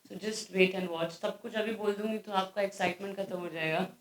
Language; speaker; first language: Hindi; native; Hindi